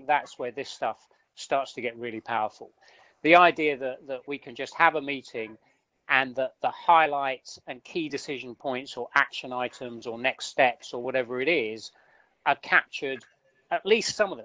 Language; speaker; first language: English; native; English